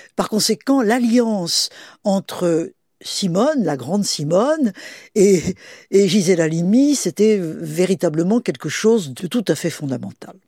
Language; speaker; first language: French; native; French